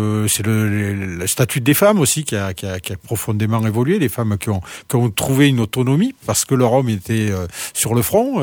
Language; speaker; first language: French; native; French